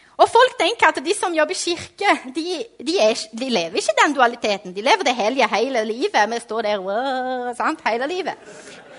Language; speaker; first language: Norwegian; non-native, fluent; Portuguese